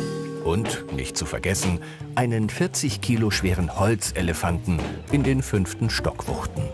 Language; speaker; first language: German; native; German